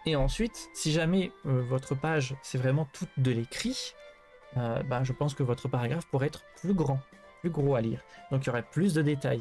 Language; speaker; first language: French; native; French